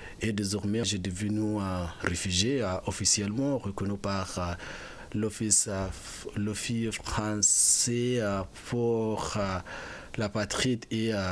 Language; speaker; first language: French; non-native, fluent; Arabic